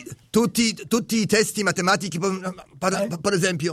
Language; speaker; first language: Italian; non-native, learner; Polish